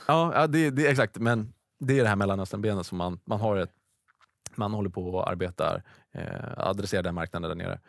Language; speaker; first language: Swedish; native; Swedish